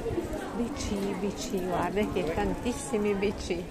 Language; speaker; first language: Italian; non-native, learner; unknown